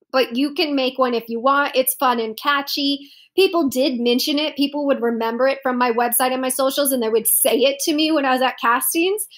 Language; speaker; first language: English; native; English